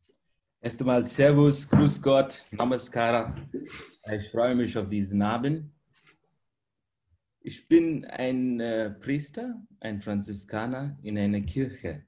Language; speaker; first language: German; non-native, fluent; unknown